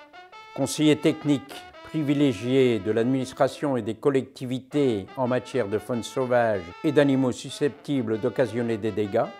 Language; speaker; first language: French; native; French